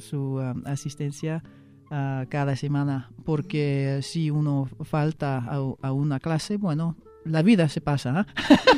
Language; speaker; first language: Spanish; non-native, fluent; English